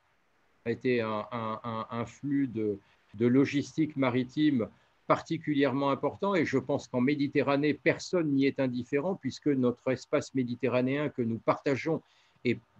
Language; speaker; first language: French; native; French